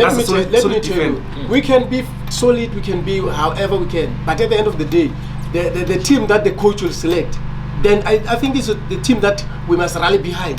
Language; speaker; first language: English; non-native, local second language; Northern Sotho